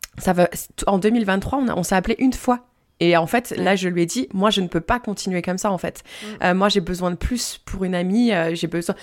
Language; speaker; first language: French; native; French